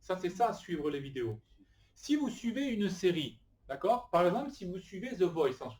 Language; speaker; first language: French; native; French